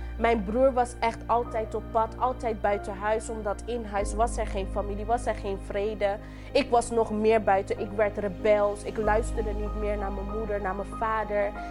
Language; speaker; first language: Dutch; non-native, local second language; English